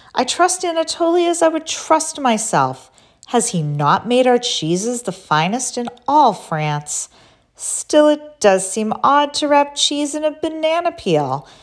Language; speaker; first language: English; native; English